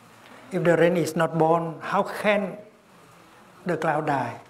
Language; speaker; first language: English; non-native, fluent; Vietnamese